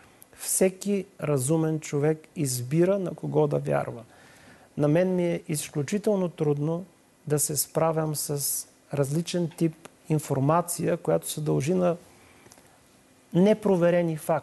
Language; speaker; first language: Bulgarian; native; Bulgarian